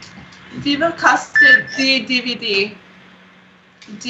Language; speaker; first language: German; non-native, learner; English